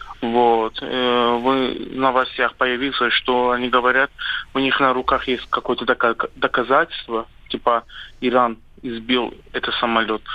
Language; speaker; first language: Russian; non-native, learner; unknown